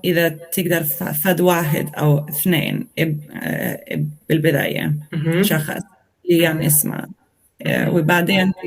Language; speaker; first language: Arabic; non-native, learner; Swedish